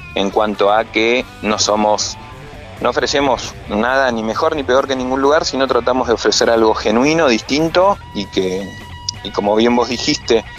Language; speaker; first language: Spanish; native; Spanish